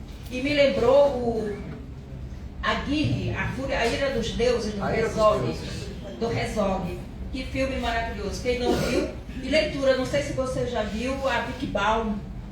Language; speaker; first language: Portuguese; native; Portuguese